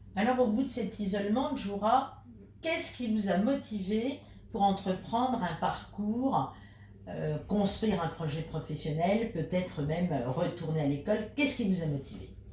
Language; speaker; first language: French; native; French